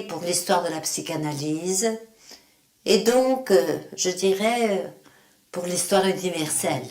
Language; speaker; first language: French; native; French